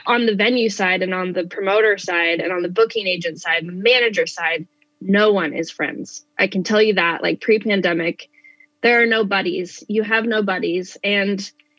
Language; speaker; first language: English; native; English